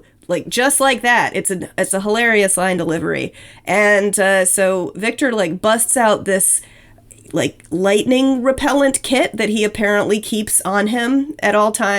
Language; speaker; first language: English; native; English